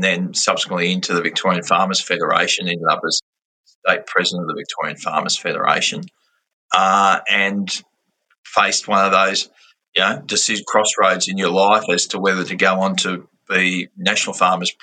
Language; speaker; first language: English; native; English